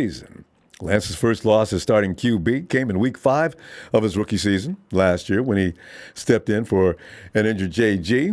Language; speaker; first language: English; native; English